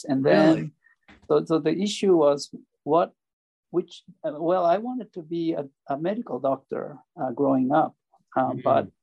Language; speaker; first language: English; non-native, fluent; Japanese